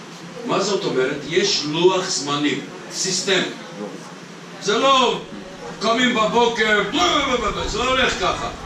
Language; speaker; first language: Hebrew; non-native, fluent; English